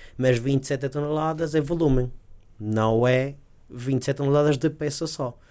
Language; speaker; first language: Portuguese; early bilingual, heritage; Portuguese